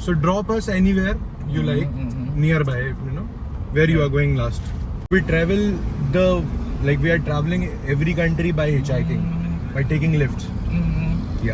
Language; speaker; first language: English; non-native, local second language; Hindi